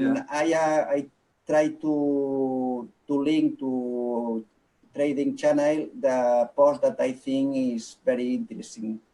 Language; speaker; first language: English; non-native, local second language; Catalan